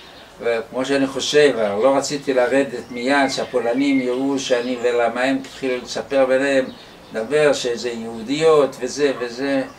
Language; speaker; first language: Hebrew; non-native, fluent; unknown